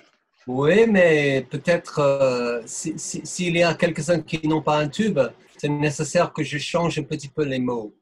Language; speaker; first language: French; non-native, fluent; English